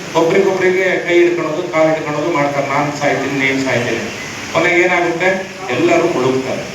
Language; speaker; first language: Kannada; native; Kannada